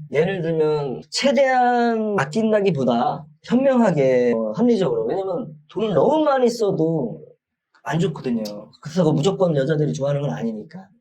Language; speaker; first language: Korean; native; Korean